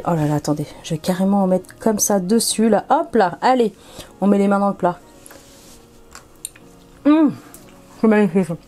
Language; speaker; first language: French; native; French